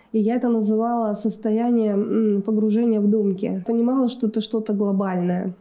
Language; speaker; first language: Russian; native; Russian